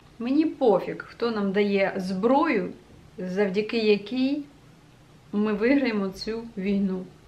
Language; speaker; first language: Ukrainian; non-native, local second language; Russian